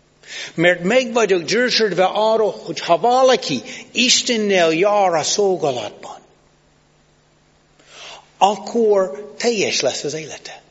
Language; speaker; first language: Hungarian; non-native, fluent; English